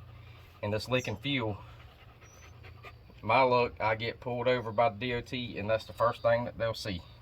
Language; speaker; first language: English; native; English